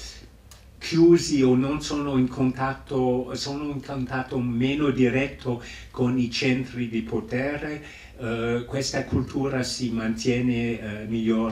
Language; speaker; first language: Italian; non-native, fluent; English